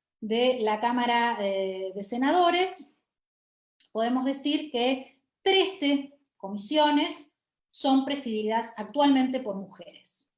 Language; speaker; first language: Spanish; native; Spanish